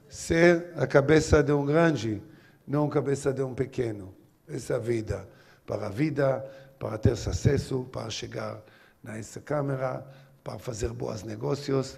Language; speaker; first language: Portuguese; non-native, learner; Hebrew